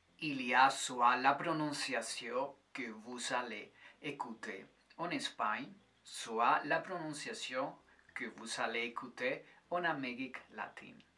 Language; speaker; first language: French; non-native, fluent; Spanish